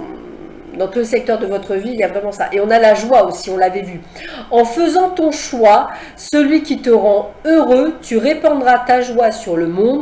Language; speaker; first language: French; native; French